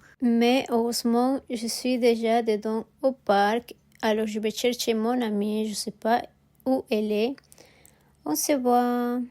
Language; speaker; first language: French; non-native, learner; Spanish